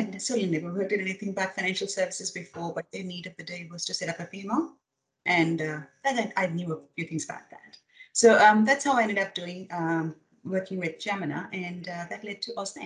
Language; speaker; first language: English; non-native, local second language; Hindi